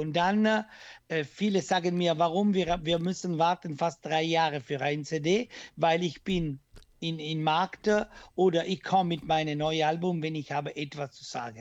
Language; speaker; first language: German; non-native, fluent; Italian